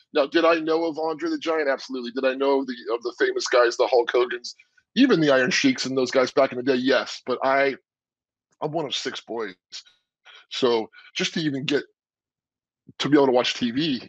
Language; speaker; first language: English; native; English